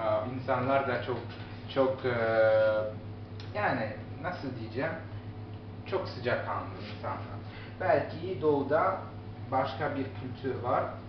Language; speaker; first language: Turkish; non-native, learner; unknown